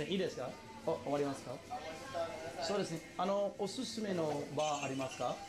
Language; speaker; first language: Japanese; non-native, learner; English